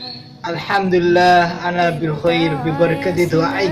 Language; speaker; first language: Arabic; non-native, learner; Indonesian